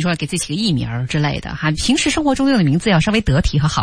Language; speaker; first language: Chinese; native; Chinese